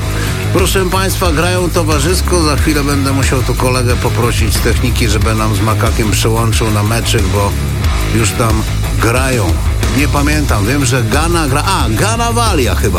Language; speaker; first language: Polish; native; Polish